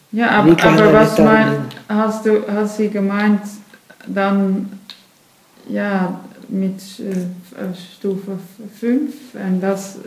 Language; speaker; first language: German; non-native, learner; Dutch